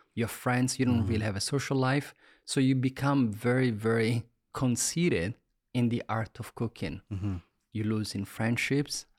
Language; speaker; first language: English; non-native, fluent; Italian